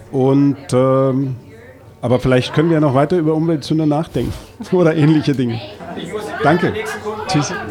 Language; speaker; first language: German; native; German